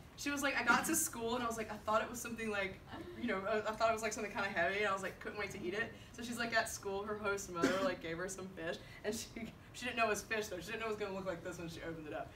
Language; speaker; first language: English; native; English